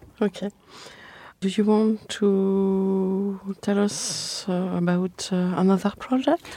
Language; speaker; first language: English; non-native, learner; French